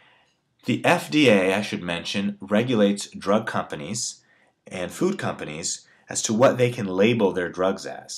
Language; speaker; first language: English; native; English